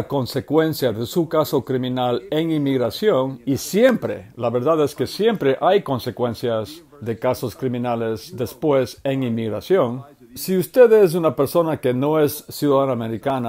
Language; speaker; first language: Spanish; non-native, fluent; English